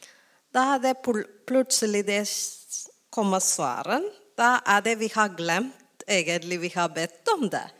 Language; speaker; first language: Norwegian; non-native, learner; Tamil